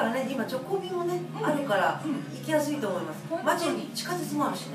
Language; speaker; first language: Japanese; native; Japanese